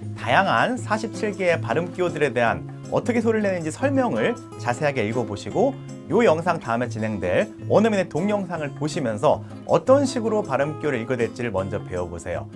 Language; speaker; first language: Korean; native; Korean